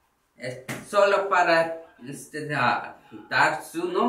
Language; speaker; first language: Spanish; non-native, learner; Korean